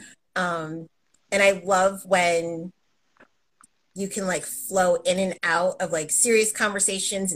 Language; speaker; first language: English; native; English